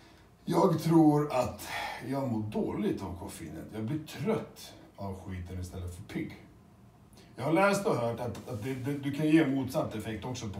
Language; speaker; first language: Swedish; early bilingual, other home language; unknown